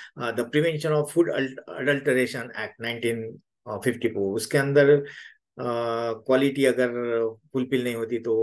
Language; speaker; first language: Hindi; native; Hindi